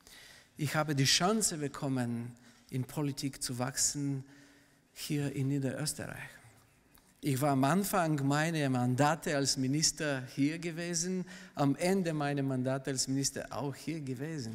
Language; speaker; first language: German; non-native, fluent; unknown